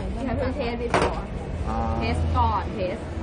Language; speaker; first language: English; non-native, learner; Thai